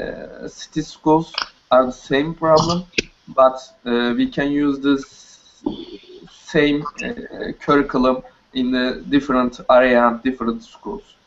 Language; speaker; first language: English; non-native, learner; Turkish